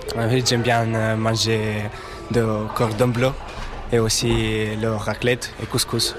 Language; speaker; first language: French; non-native, learner; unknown